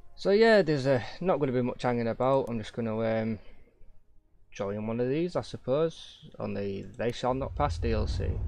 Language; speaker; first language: English; native; English